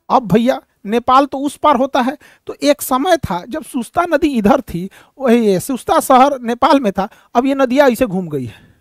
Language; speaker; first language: Hindi; native; Hindi